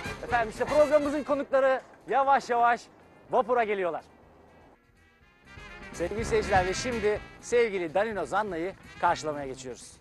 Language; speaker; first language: Turkish; native; Turkish